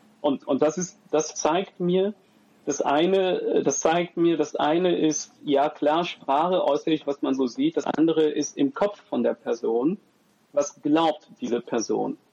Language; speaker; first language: German; early bilingual, other home language; French